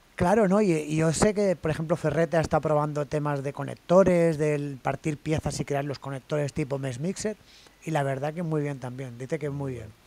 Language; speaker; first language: Spanish; native; Spanish